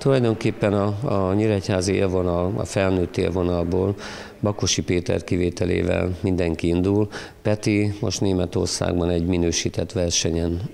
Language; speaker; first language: Hungarian; native; Hungarian